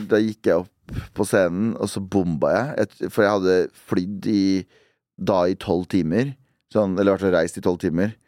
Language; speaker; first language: Norwegian; early bilingual, other home language; Central Kurdish